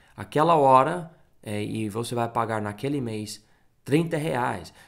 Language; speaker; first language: Portuguese; non-native, fluent; English